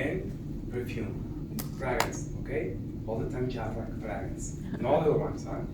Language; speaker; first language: English; non-native, learner; Spanish